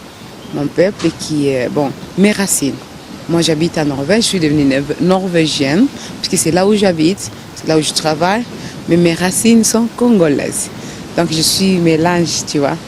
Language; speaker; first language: French; non-native, local second language; Swahili